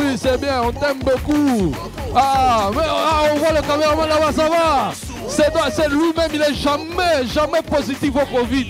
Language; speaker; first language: French; non-native, local second language; Kinyarwanda